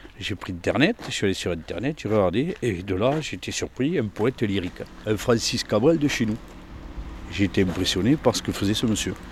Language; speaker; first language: French; native; French